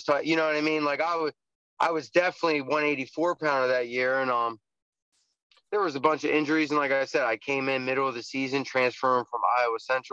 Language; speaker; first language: English; native; English